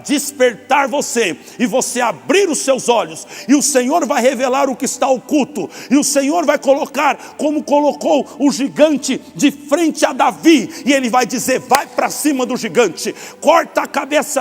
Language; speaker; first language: Portuguese; native; Portuguese